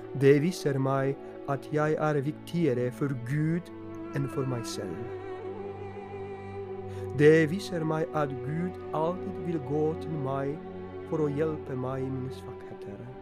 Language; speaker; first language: Norwegian; non-native, fluent; Polish